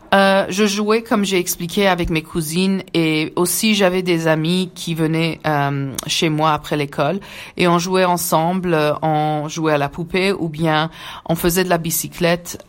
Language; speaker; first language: French; early bilingual, other home language; Persian